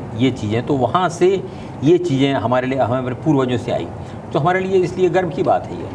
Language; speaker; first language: Hindi; native; Hindi